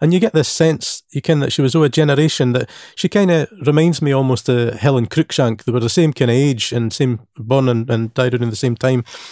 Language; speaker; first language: English; native; English